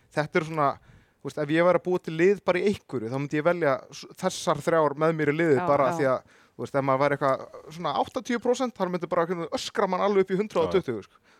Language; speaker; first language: Icelandic; native; Icelandic